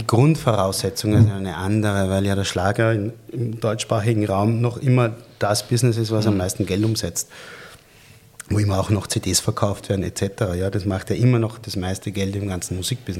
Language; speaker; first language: German; native; German